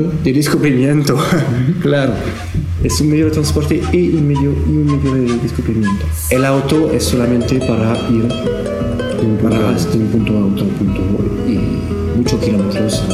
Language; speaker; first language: Spanish; non-native, learner; French